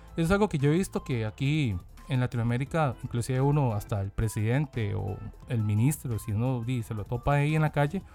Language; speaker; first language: Spanish; non-native, fluent; Korean